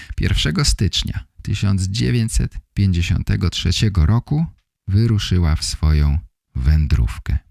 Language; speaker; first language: Polish; native; Polish